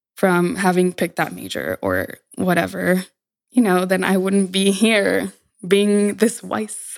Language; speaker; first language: English; early bilingual, other home language; Spanish